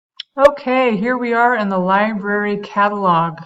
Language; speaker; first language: English; native; English